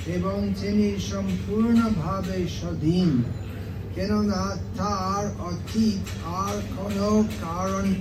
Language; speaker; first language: Bangla; non-native, fluent; English